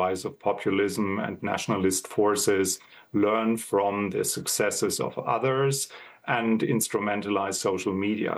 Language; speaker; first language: English; non-native, fluent; German